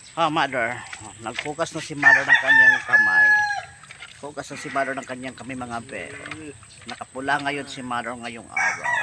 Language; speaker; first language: Filipino; non-native, local second language; Cebuano